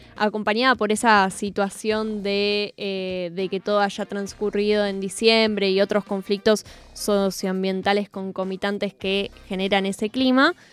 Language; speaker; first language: Spanish; native; Spanish